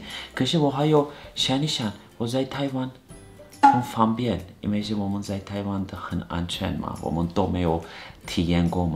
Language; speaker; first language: Chinese; non-native, fluent; Turkish